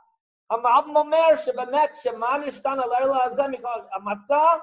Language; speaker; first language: Hebrew; non-native, fluent; English